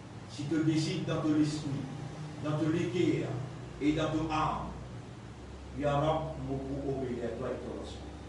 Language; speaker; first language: French; non-native, local second language; Morisyen